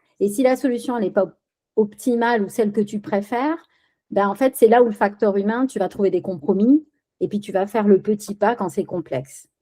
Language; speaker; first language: French; early bilingual, other home language; Spanish